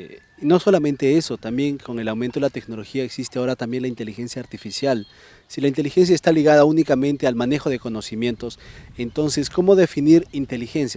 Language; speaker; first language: Spanish; native; Spanish